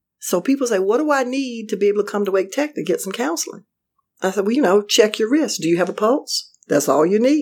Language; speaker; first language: English; native; English